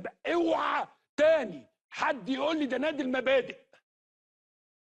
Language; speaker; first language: Arabic; native; Arabic